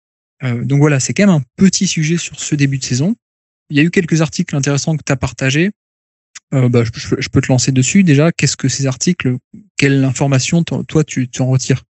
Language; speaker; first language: French; native; French